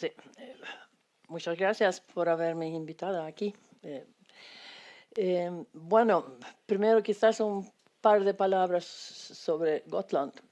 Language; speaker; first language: Spanish; non-native, fluent; Swedish